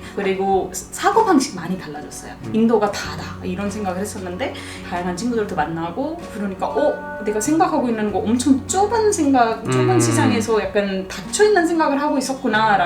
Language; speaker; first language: Korean; non-native, fluent; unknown